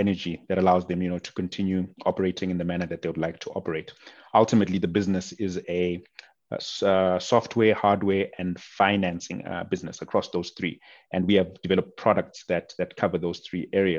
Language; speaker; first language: English; non-native, local second language; North Ndebele